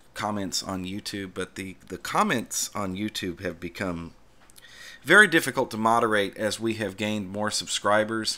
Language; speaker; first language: English; native; English